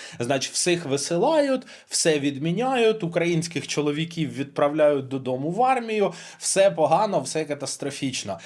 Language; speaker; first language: Ukrainian; non-native, local second language; Russian